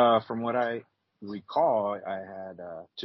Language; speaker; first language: English; native; English